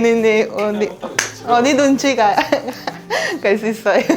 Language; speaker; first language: Korean; non-native, learner; Spanish